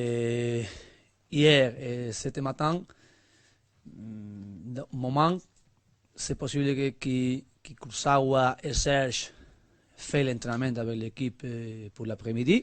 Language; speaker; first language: French; non-native, learner; Spanish